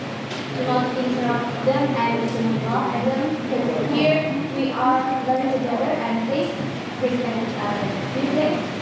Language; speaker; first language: English; non-native, fluent; Indonesian